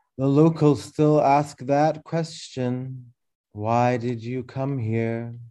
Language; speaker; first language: English; early bilingual, other home language; Arabic